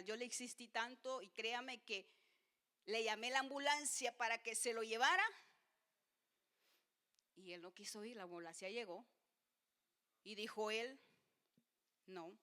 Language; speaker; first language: Spanish; native; Spanish